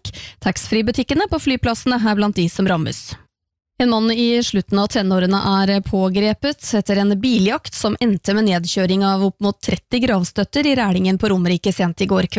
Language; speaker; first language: Norwegian; native; Norwegian